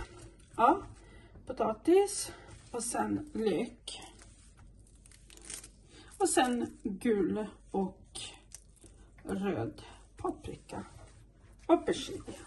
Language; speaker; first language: Swedish; non-native, fluent; Portuguese